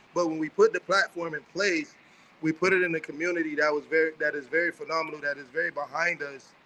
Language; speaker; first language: English; native; English